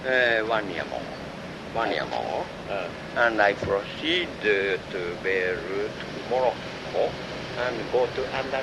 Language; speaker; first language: English; non-native, learner; Japanese